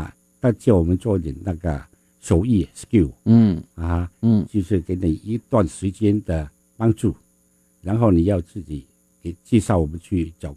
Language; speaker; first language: Chinese; non-native, fluent; Min Nan Chinese